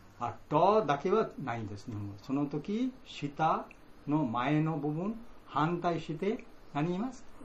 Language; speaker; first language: Japanese; non-native, learner; Bangla